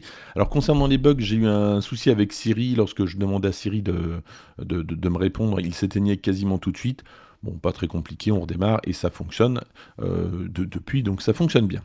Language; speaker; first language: French; native; French